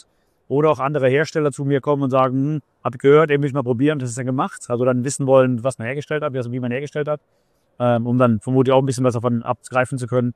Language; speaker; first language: German; native; German